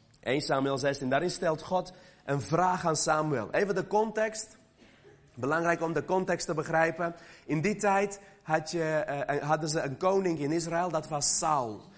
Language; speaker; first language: Dutch; early bilingual, other home language; Armenian